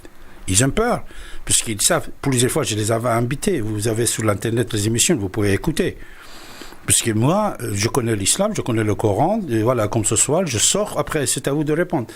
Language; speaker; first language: French; non-native, fluent; Persian